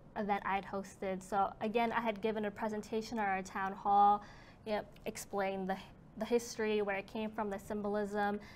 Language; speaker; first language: English; native; English